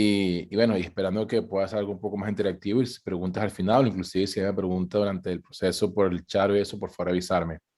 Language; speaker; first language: Spanish; native; Spanish